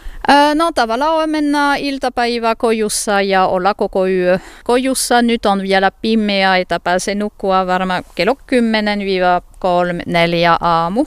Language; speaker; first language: Finnish; non-native, learner; French